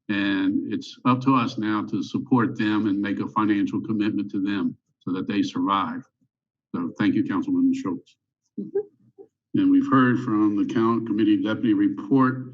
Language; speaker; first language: English; native; English